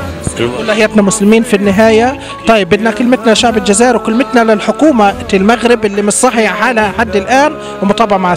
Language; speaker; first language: Arabic; native; Arabic